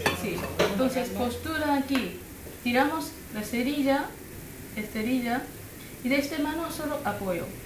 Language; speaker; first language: Spanish; non-native, learner; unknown